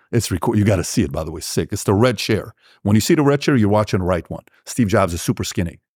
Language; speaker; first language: English; early bilingual, other home language; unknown